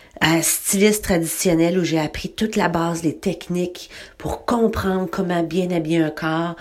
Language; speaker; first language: French; native; French